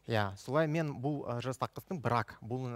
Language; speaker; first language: Kazakh; non-native, local second language; Russian